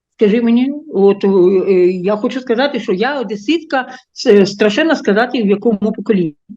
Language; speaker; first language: Ukrainian; non-native, local second language; Russian